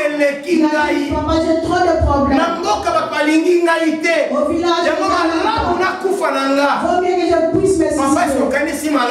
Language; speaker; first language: French; non-native, local second language; Lingala